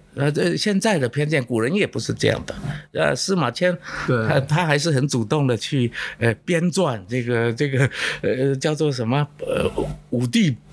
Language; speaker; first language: Chinese; non-native, local second language; Min Nan Chinese